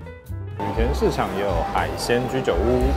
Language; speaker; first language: Chinese; native; Chinese